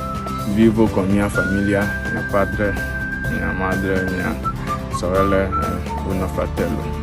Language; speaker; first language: Italian; non-native, learner; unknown